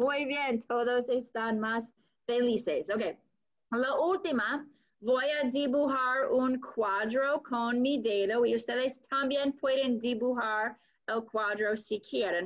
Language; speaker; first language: Spanish; non-native, fluent; English